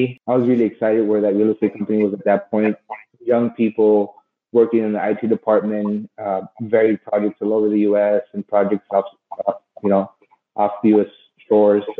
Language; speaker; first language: English; native; English